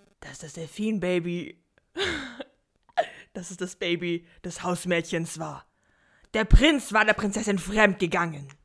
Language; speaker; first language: German; native; German